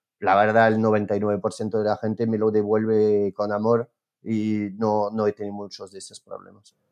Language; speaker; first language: Spanish; non-native, fluent; French